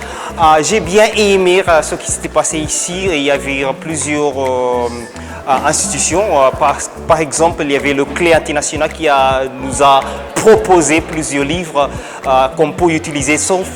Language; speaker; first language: French; non-native, fluent; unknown